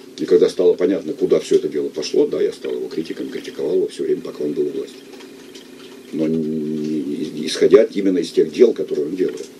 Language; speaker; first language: Russian; native; Russian